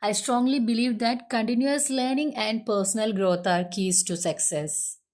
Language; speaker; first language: English; non-native, local second language; Malayalam